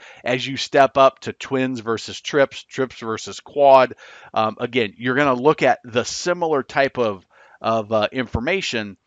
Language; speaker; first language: English; native; English